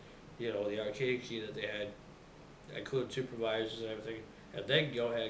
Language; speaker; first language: English; native; English